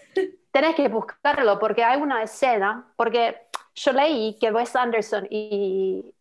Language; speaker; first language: Spanish; non-native, fluent; Finnish